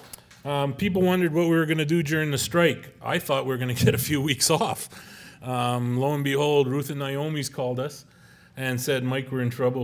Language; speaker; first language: English; native; English